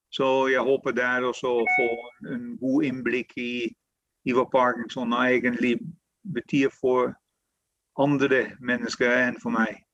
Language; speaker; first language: Norwegian; non-native, fluent; Dutch